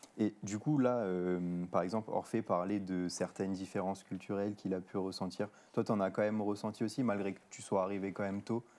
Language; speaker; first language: French; native; French